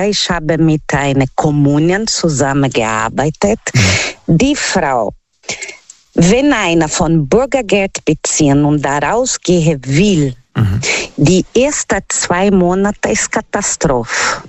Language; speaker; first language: German; non-native, fluent; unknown